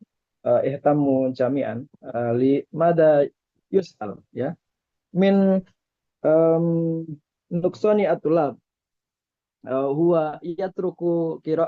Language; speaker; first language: Arabic; non-native, fluent; Indonesian